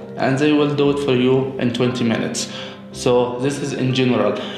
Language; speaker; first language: English; non-native, fluent; Arabic